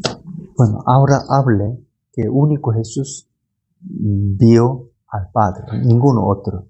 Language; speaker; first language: Spanish; non-native, learner; Korean